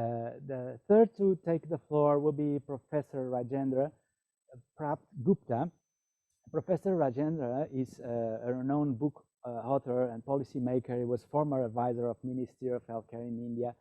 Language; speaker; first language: English; non-native, fluent; Portuguese